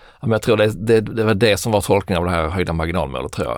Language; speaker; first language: Swedish; native; Swedish